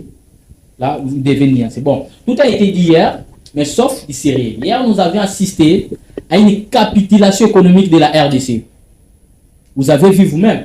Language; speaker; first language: French; non-native, local second language; Lingala